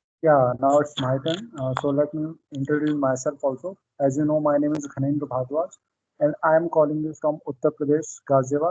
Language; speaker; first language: English; non-native, local second language; Hindi